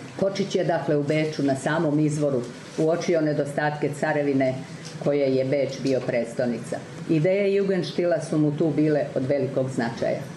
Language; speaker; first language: Serbian; native; Serbian